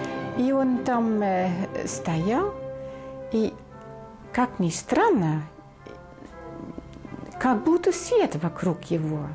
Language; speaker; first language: Russian; non-native, fluent; Dutch